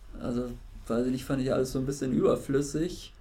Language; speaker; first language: German; native; German